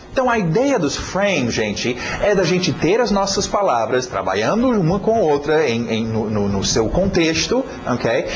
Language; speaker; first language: Portuguese; non-native, fluent; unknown